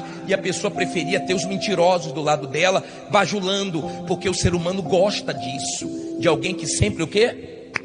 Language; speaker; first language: Portuguese; native; Portuguese